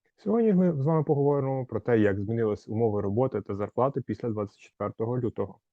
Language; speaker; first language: Ukrainian; native; Ukrainian